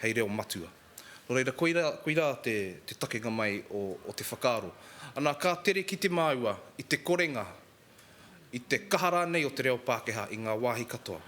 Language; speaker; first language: Māori; non-native, local second language; English